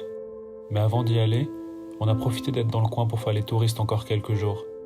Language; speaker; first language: French; native; French